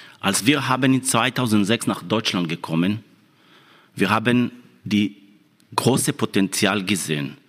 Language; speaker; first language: German; non-native, fluent; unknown